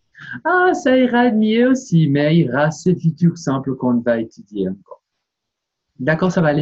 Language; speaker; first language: French; non-native, fluent; Portuguese